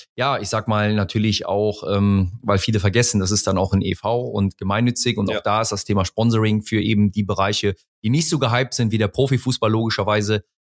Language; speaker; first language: German; native; German